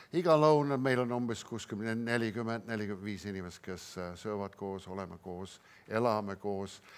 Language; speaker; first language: Estonian; early bilingual, heritage; Estonian